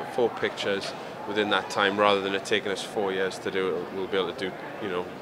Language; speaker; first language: English; native; English